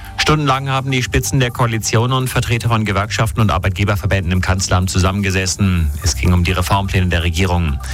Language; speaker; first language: German; native; German